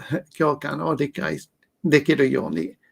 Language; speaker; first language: Japanese; non-native, learner; English